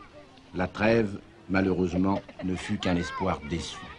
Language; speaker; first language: French; native; French